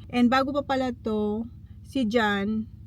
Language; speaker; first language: Filipino; native; Filipino